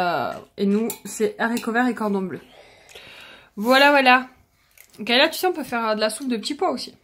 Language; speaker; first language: French; native; French